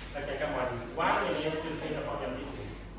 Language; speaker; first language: English; non-native, learner; Indonesian